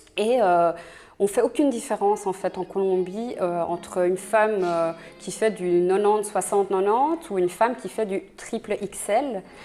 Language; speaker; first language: French; early bilingual, other home language; Spanish